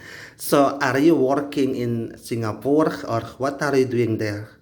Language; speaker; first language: English; non-native, learner; Indonesian